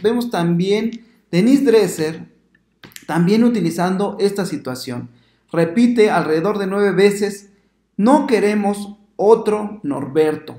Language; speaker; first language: Spanish; native; Spanish